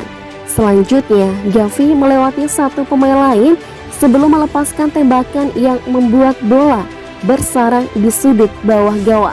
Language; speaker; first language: Indonesian; native; Indonesian